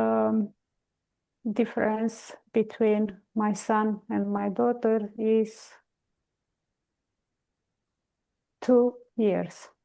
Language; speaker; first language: English; non-native, learner; Romanian